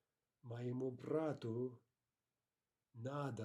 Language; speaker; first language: Russian; non-native, fluent; English